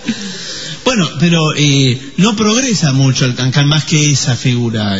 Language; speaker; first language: Spanish; native; Spanish